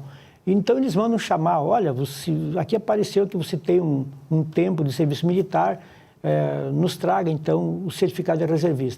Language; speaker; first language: Portuguese; native; Portuguese